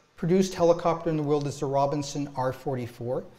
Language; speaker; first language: English; native; English